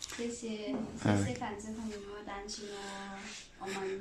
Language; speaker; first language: Chinese; non-native, learner; Nepali